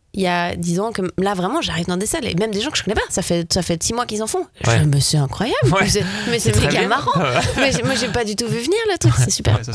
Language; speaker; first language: French; native; French